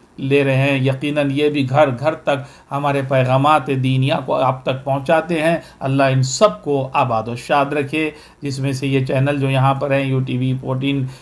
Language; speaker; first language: Urdu; native; Urdu